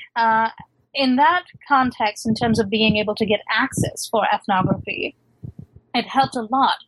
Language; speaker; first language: English; non-native, local second language; Urdu